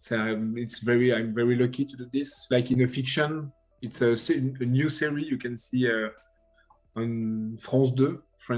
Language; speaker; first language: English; non-native, learner; French